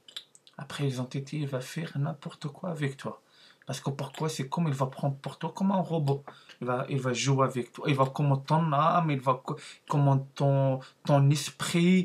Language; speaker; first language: French; non-native, learner; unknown